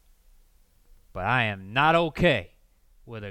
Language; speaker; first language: English; native; English